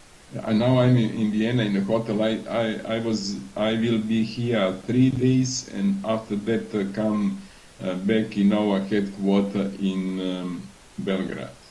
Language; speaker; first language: English; non-native, learner; Serbian